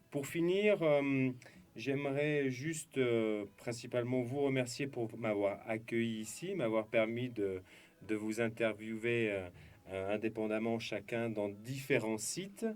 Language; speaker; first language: French; native; French